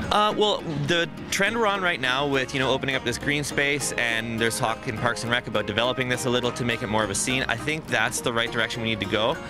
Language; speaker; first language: English; native; English